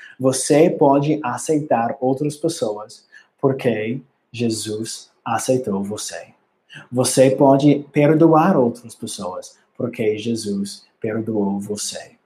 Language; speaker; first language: Portuguese; non-native, learner; English